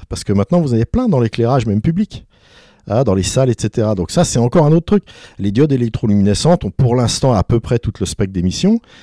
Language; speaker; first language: French; native; French